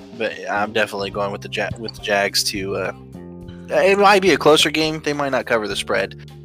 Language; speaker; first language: English; native; English